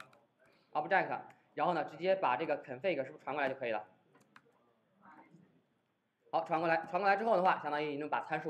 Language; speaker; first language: Chinese; native; Chinese